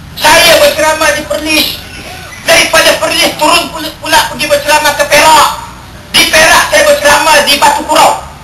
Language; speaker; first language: Malay; non-native, local second language; Chinese